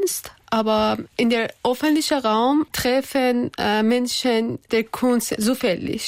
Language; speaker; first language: German; non-native, learner; Persian